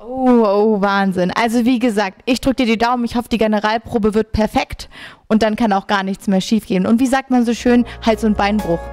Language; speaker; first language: German; native; German